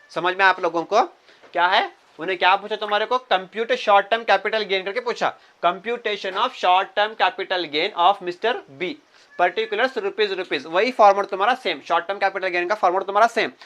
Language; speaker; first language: Hindi; non-native, local second language; Kannada